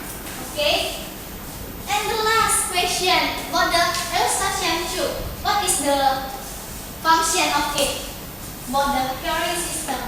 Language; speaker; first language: English; non-native, learner; Indonesian